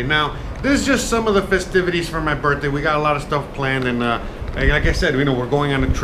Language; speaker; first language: English; native; English